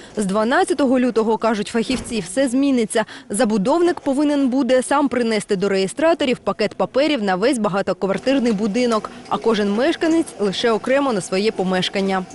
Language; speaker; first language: Ukrainian; native; Ukrainian